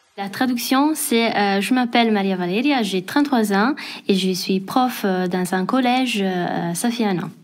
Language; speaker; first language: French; non-native, fluent; Italian